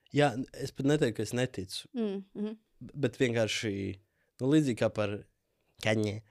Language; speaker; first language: Latvian; native; Latvian